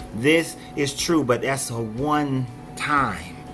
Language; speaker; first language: English; native; English